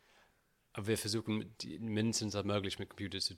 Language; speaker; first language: German; non-native, learner; English